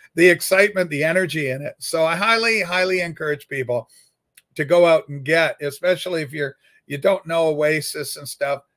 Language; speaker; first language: English; native; English